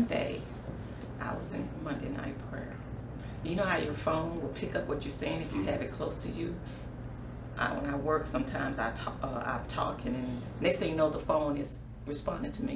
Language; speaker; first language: English; native; English